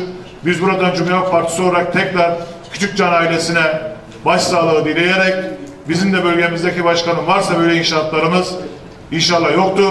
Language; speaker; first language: Turkish; native; Turkish